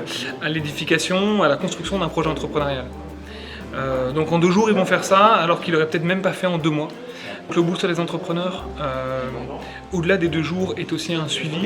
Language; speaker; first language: French; native; French